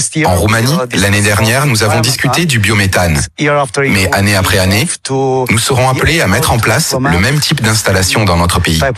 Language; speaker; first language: French; non-native, fluent; Romanian